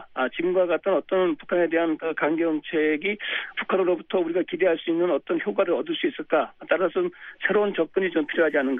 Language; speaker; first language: Korean; native; Korean